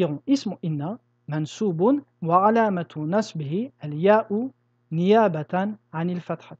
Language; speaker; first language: Arabic; non-native, fluent; French